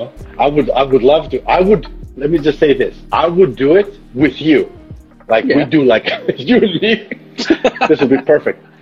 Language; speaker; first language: English; non-native, fluent; Greek